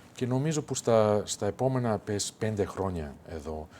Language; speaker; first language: Greek; early bilingual, heritage; Greek